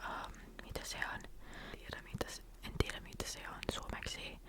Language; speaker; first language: Finnish; non-native, learner; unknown